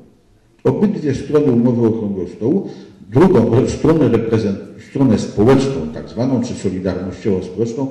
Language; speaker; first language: Polish; native; Polish